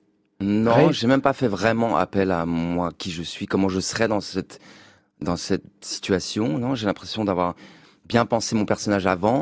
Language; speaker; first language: French; native; French